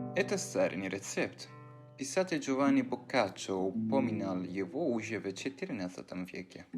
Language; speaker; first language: Russian; non-native, fluent; Italian